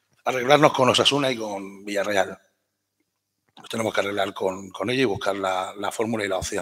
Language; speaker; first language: Spanish; native; Spanish